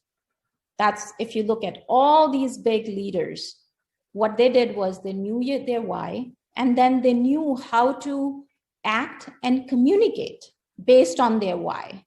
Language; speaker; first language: English; non-native, local second language; Hindi